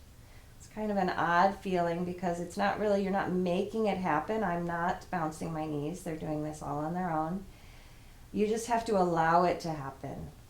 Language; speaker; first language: English; native; English